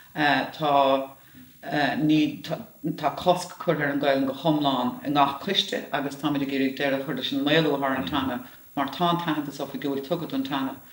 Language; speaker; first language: Irish; native; Irish